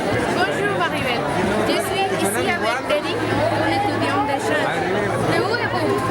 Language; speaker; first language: French; non-native, learner; Spanish